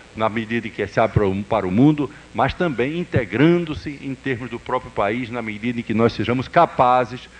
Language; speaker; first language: Portuguese; native; Portuguese